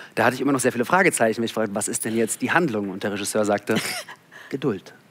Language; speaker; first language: German; early bilingual, other home language; Russian